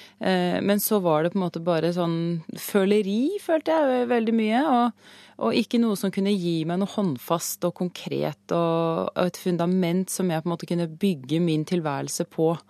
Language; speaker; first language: Norwegian; native; Norwegian